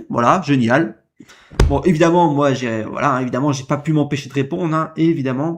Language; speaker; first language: French; native; French